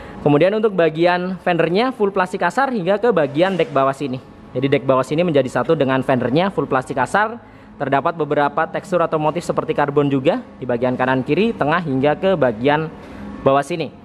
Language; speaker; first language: Indonesian; native; Indonesian